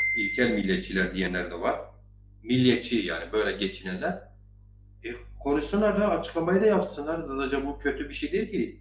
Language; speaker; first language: Turkish; non-native, local second language; Zaza